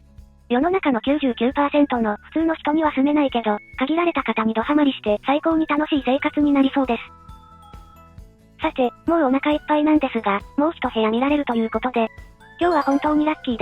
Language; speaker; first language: Japanese; native; Japanese